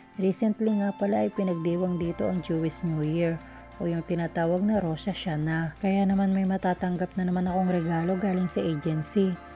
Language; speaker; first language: Filipino; native; Filipino